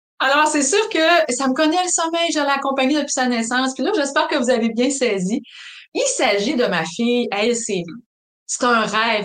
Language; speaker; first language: French; native; French